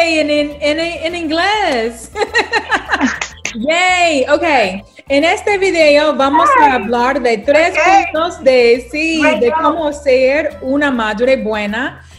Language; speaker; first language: Spanish; non-native, learner; English